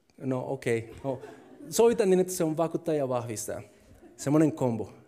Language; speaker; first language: Finnish; non-native, fluent; Spanish